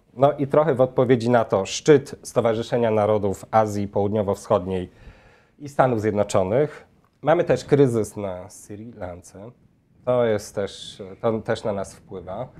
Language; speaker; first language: Polish; native; Polish